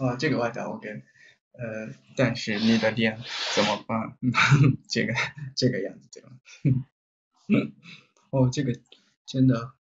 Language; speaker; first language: Chinese; non-native, learner; Japanese